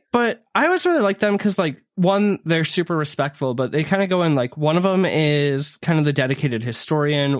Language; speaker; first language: English; native; English